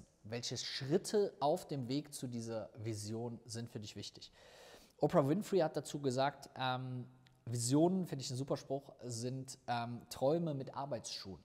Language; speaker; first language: German; native; German